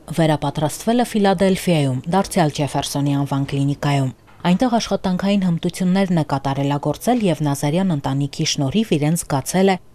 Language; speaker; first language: Armenian; native; Armenian